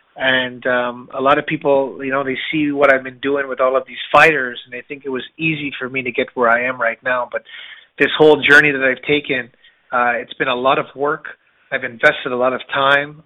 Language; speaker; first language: English; native; English